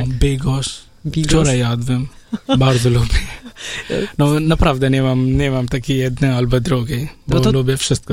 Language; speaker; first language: Polish; non-native, learner; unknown